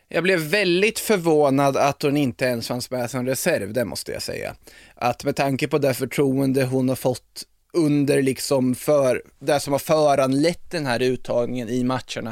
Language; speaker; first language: Swedish; native; Swedish